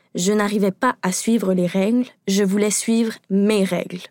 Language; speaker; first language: French; native; French